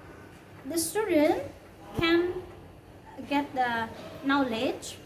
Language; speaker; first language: English; non-native, learner; Indonesian